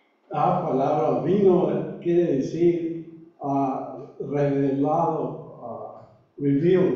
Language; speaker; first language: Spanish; non-native, learner; English